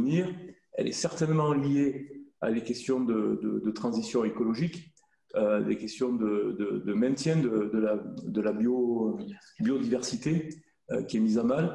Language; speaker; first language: French; native; French